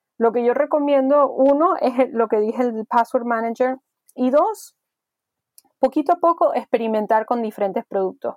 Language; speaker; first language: Spanish; early bilingual, heritage; Spanish